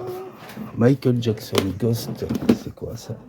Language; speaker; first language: French; native; French